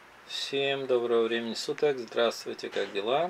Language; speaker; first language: Russian; native; Russian